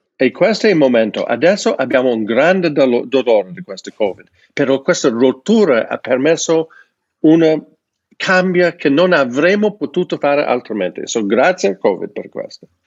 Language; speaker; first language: Italian; non-native, fluent; English